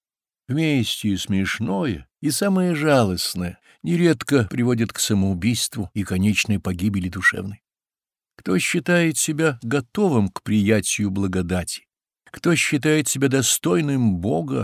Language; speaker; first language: Russian; native; Russian